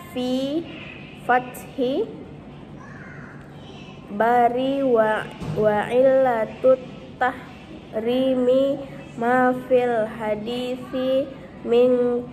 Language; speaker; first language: Arabic; non-native, learner; Indonesian